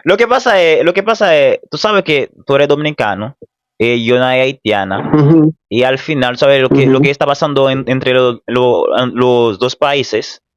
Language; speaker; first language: Spanish; non-native, fluent; Haitian Creole